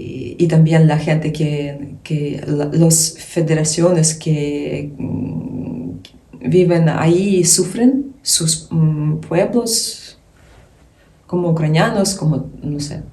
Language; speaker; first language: Spanish; non-native, learner; Ukrainian